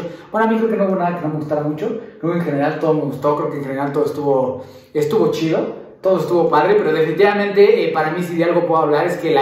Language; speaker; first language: Spanish; native; Spanish